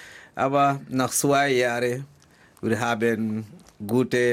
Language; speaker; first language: German; non-native, learner; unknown